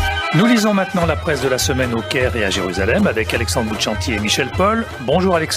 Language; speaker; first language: French; native; French